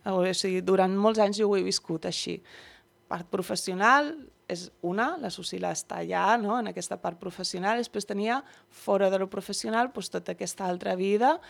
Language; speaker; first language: Catalan; early bilingual, other home language; Dutch